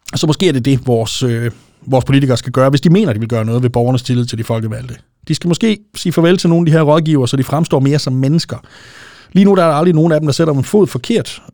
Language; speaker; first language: Danish; native; Danish